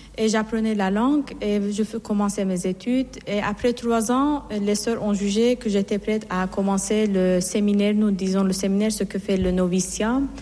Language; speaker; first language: French; non-native, fluent; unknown